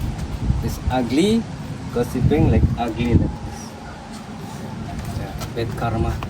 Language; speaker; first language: English; non-native, learner; Indonesian